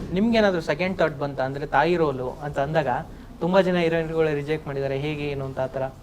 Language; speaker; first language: Kannada; native; Kannada